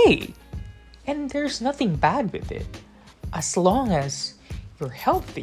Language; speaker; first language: English; non-native, local second language; Cebuano